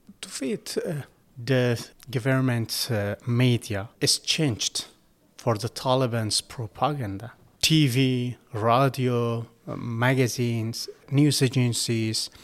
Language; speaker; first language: English; non-native, learner; Persian